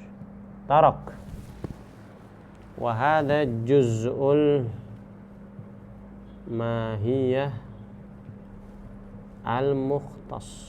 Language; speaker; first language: Arabic; non-native, fluent; Indonesian